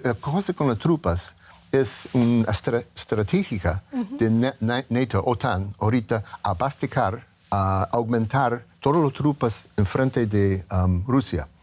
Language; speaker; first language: Spanish; non-native, learner; English